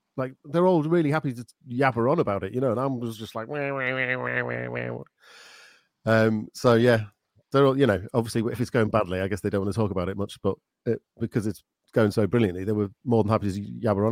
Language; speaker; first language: English; native; English